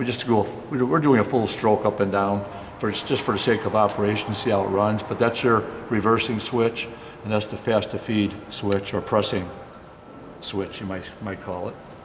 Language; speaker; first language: English; native; English